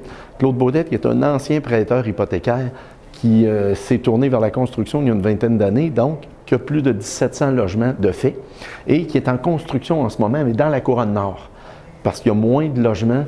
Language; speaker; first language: French; native; French